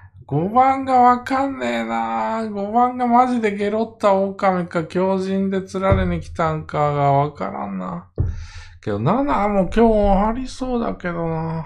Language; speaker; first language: Japanese; native; Japanese